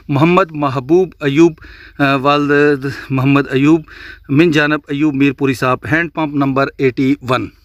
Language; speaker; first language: Urdu; non-native, local second language; Punjabi